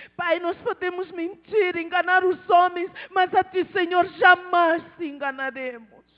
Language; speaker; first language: Portuguese; non-native, local second language; Tsonga